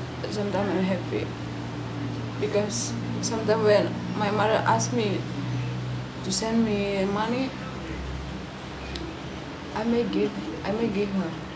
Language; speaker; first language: English; non-native, learner; Indonesian